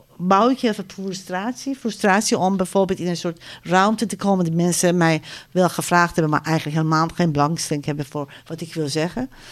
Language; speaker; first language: Dutch; non-native, fluent; Persian